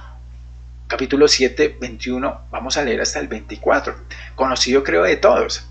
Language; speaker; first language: Spanish; native; Spanish